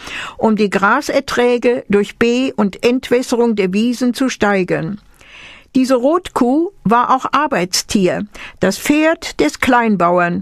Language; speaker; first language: German; native; German